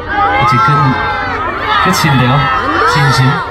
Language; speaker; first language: Korean; non-native, fluent; English